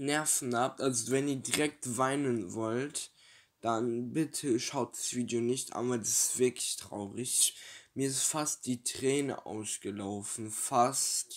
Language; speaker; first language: German; early bilingual, other home language; Turkish